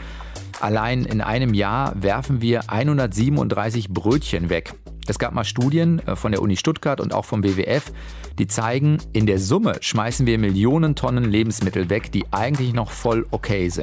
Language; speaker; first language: German; native; German